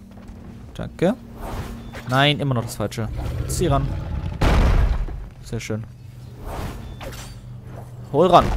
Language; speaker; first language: German; native; German